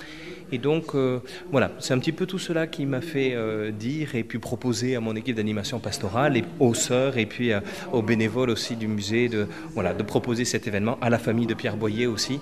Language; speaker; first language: French; native; French